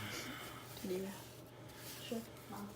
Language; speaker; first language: English; native; English